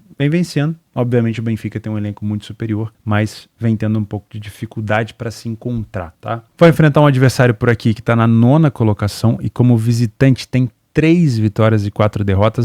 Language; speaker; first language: Portuguese; native; Portuguese